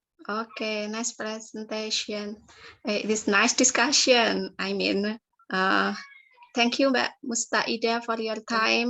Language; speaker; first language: English; non-native, learner; Indonesian